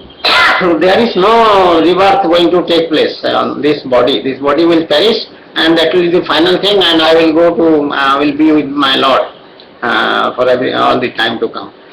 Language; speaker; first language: English; non-native, local second language; Odia